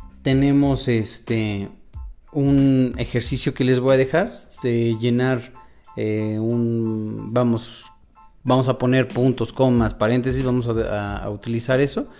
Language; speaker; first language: Spanish; native; Spanish